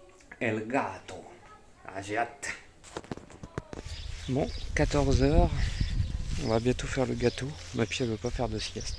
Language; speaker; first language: French; native; French